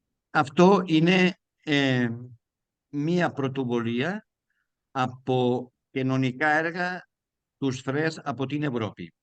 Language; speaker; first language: Greek; non-native, learner; Spanish